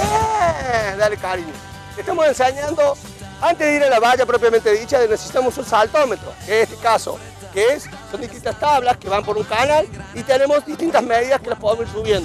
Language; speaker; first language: Spanish; native; Spanish